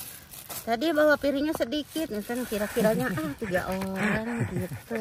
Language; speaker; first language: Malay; non-native, local second language; Sundanese